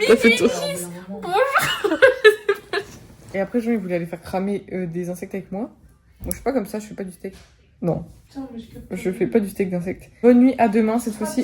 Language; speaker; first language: French; native; French